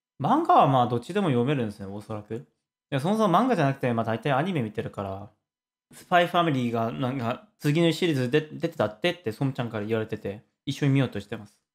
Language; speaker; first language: Japanese; non-native, fluent; Korean